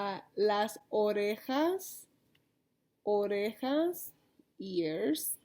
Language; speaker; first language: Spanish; early bilingual, heritage; Spanish